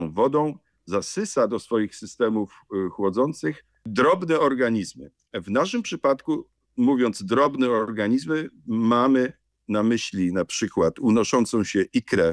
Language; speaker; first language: Polish; native; Polish